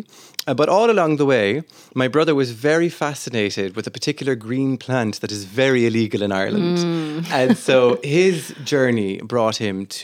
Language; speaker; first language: English; native; English